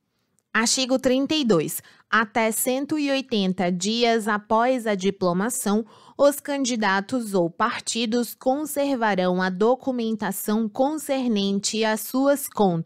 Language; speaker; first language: Portuguese; native; Portuguese